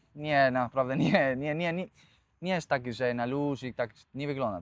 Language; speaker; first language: Polish; non-native, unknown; Spanish